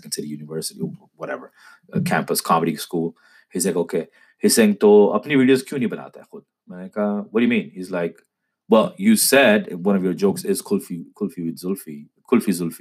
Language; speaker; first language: English; non-native, local second language; Urdu